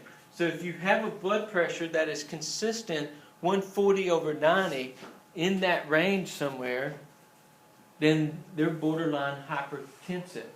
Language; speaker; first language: English; native; English